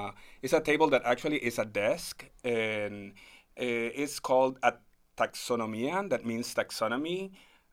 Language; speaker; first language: English; non-native, fluent; Spanish